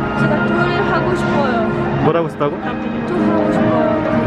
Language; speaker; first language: Korean; non-native, learner; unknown